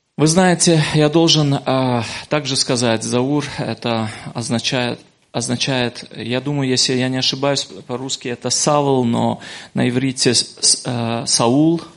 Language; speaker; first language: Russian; native; Russian